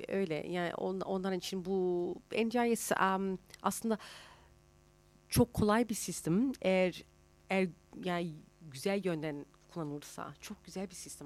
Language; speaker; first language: Turkish; early bilingual, heritage; Turkish